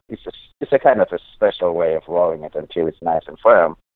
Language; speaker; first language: English; non-native, local second language; North Ndebele